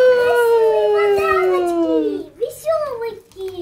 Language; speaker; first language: Russian; early bilingual, heritage; Russian